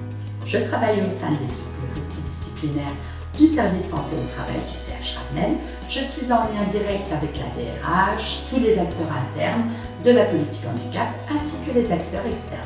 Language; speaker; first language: French; native; French